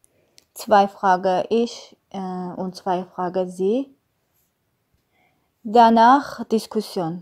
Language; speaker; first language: German; non-native, learner; Armenian